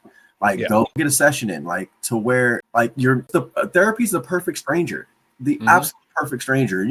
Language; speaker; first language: English; native; English